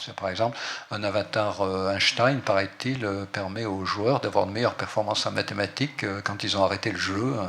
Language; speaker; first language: French; native; French